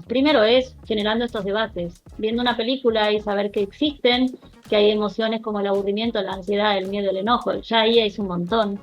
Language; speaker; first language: Spanish; native; Spanish